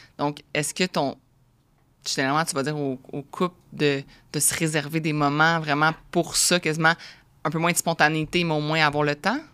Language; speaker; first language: French; native; French